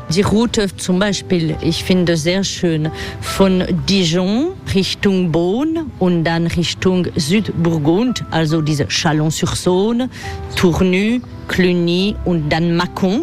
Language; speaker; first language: German; non-native, fluent; French